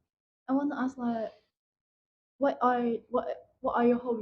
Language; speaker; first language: English; non-native, learner; Indonesian